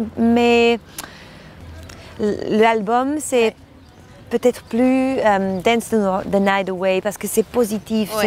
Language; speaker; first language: French; non-native, learner; German